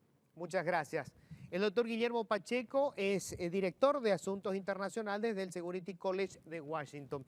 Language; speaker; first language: Spanish; native; Spanish